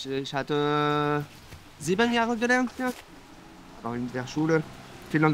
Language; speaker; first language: German; non-native, learner; French